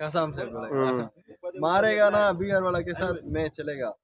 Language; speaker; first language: Hindi; non-native, local second language; Tamil